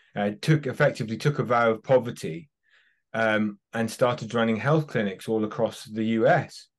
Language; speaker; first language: English; native; English